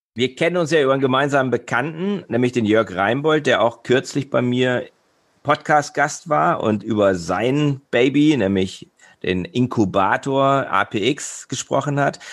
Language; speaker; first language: German; native; German